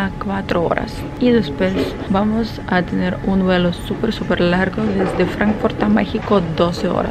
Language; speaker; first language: Spanish; non-native, fluent; Ukrainian